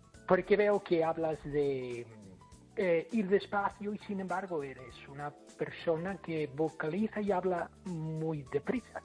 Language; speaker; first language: Spanish; non-native, fluent; English